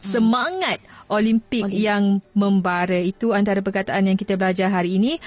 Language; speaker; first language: Malay; native; Malay